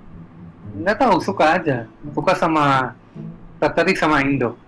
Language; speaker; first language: Indonesian; non-native, fluent; Hebrew